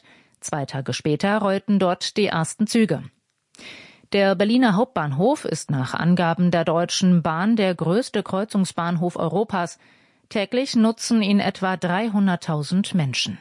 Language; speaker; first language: German; native; German